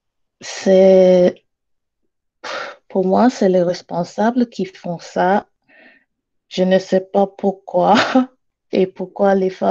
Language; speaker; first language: French; non-native, learner; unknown